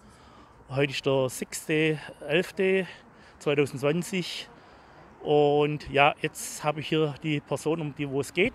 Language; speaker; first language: German; native; German